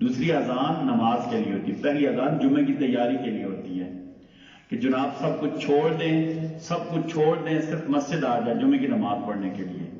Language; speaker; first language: Urdu; native; Urdu